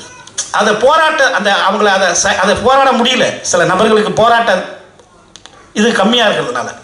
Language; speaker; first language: Tamil; native; Tamil